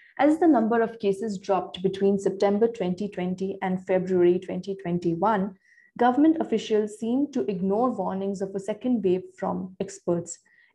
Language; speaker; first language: English; non-native, local second language; Bangla